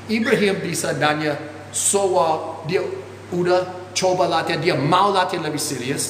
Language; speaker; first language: Indonesian; non-native, fluent; English